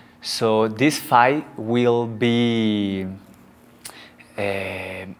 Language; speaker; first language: English; non-native, learner; Spanish